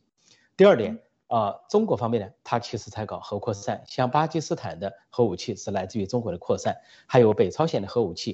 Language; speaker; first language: Chinese; native; Chinese